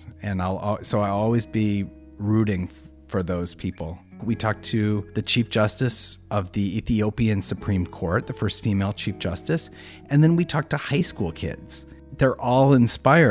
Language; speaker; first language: English; native; English